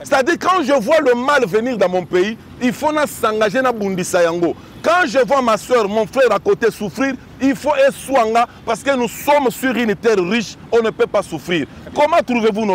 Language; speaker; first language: French; non-native, local second language; Lingala